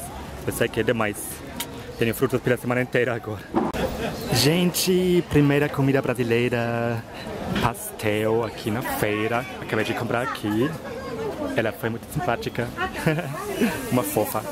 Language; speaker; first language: Portuguese; non-native, fluent; German